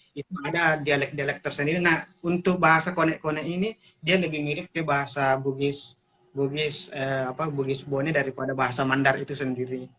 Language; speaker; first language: Indonesian; non-native, local second language; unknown